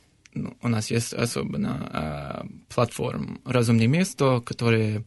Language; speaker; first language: Ukrainian; non-native, learner; English